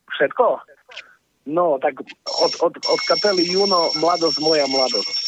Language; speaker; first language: Slovak; non-native, local second language; Rusyn